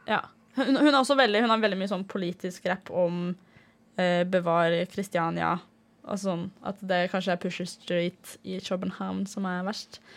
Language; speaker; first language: Norwegian; early bilingual, other home language; Danish